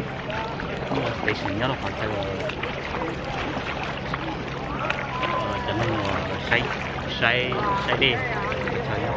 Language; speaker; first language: Thai; non-native, learner; Hmong